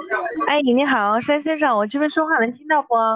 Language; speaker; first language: Chinese; native; Chinese